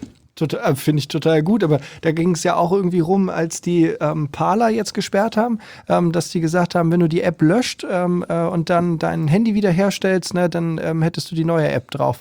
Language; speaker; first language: German; native; German